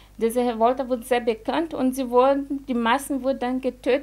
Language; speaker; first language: German; non-native, fluent; Portuguese